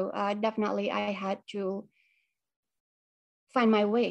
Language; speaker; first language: English; non-native, fluent; Arabic